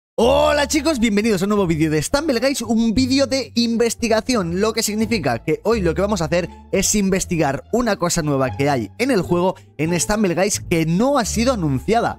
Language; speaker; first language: Spanish; native; Spanish